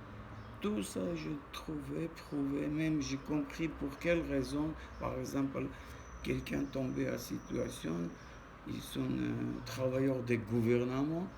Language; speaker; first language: French; non-native, learner; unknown